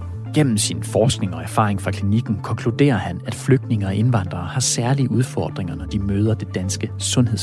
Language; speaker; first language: Danish; native; Danish